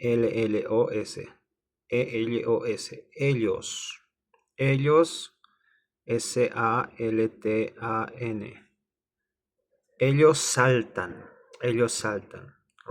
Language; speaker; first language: Spanish; non-native, learner; English